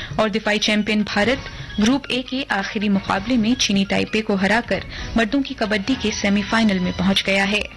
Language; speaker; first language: Urdu; non-native, local second language; Hindi